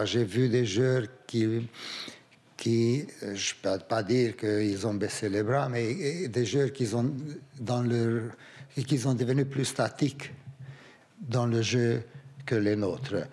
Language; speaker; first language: French; non-native, fluent; Romanian